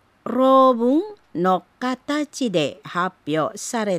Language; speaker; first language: Japanese; non-native, fluent; Indonesian